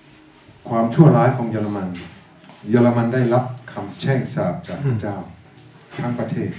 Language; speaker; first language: Thai; non-native, fluent; German